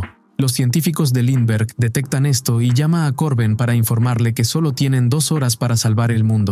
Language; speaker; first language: Spanish; native; Spanish